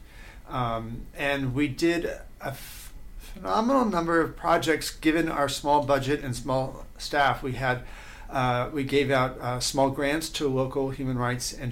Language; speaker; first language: English; native; English